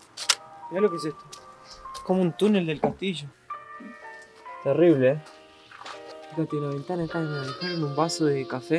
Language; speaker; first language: Spanish; native; Spanish